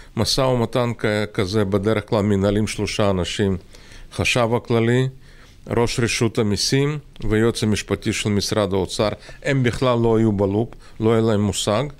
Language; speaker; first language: Hebrew; non-native, fluent; Russian